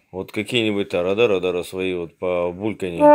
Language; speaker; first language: Russian; native; Russian